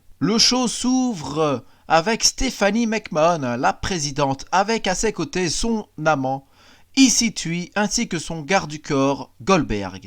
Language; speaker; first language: French; native; French